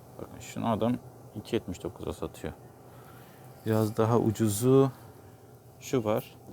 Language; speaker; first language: Turkish; native; Turkish